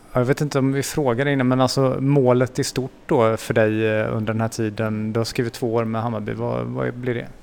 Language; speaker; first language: Swedish; native; Swedish